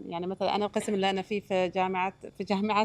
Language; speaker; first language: Arabic; native; Arabic